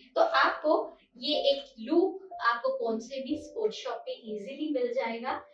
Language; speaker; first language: Hindi; non-native, local second language; Marathi